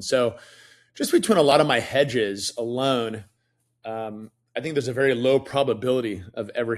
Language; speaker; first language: English; native; English